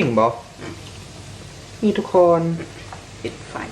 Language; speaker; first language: Thai; early bilingual, heritage; Thai